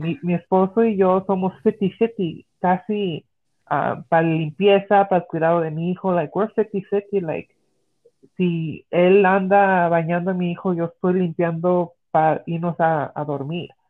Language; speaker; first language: Spanish; early bilingual, heritage; Spanish